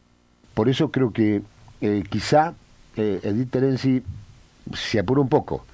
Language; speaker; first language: Spanish; native; Spanish